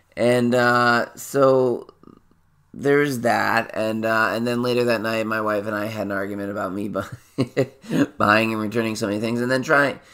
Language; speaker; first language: English; native; English